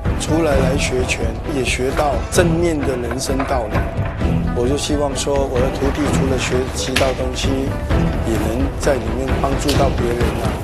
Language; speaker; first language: Chinese; non-native, local second language; Cantonese